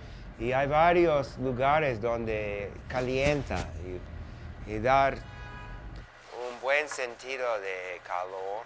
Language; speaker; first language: Spanish; non-native, learner; English